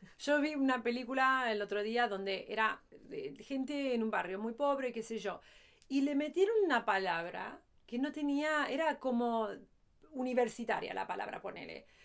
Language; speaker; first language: Spanish; early bilingual, heritage; Spanish